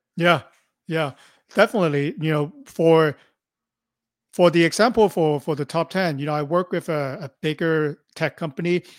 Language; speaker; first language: English; non-native, local second language; Cantonese